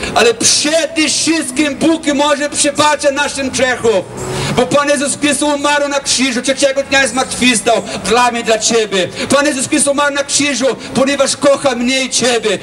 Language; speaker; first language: Polish; non-native, learner; Portuguese